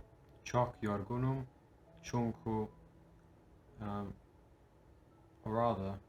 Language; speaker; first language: Turkish; non-native, learner; English